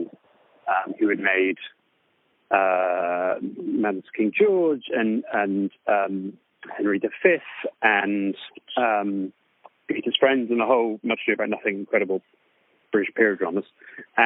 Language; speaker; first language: English; native; English